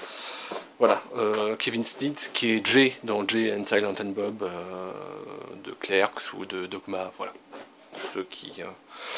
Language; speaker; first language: French; native; French